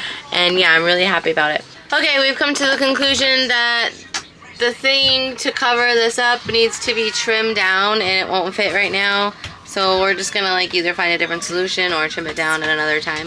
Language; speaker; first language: English; native; English